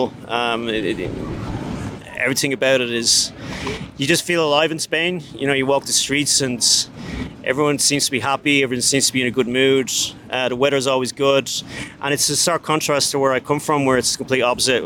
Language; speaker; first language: English; native; English